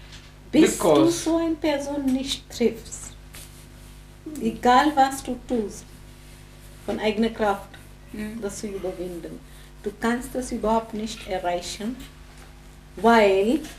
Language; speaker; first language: German; non-native, fluent; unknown